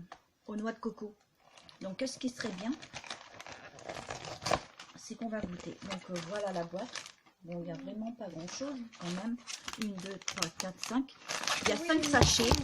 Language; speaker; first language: French; native; French